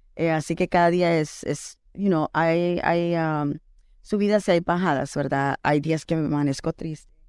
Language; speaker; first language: Spanish; early bilingual, heritage; Spanish